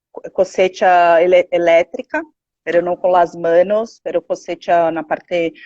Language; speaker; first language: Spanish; non-native, learner; Portuguese